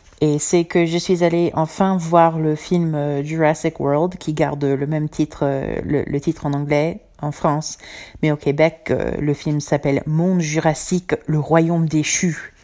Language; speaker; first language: French; non-native, fluent; English